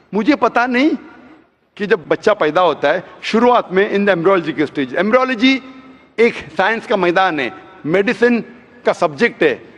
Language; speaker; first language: Hindi; non-native, local second language; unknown